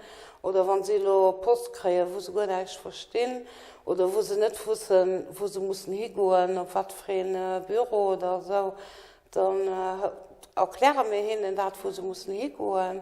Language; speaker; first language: German; non-native, local second language; Luxembourgish